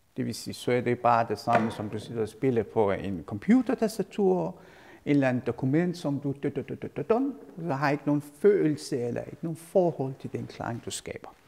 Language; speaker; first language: Danish; non-native, fluent; Persian